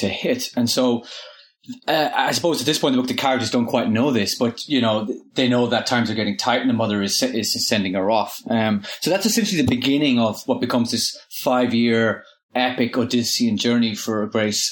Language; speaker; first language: English; native; English